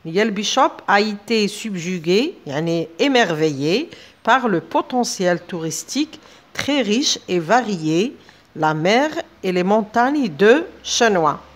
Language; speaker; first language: French; non-native, local second language; Arabic